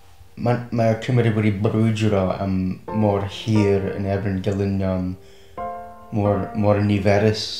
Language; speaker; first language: Welsh; non-native, fluent; English